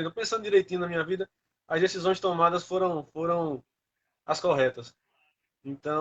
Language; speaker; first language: Portuguese; native; Portuguese